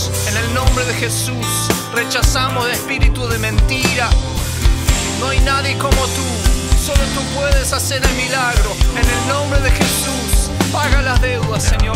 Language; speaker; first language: Spanish; native; Spanish